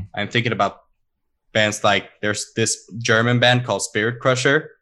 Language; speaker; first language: English; non-native, fluent; Swedish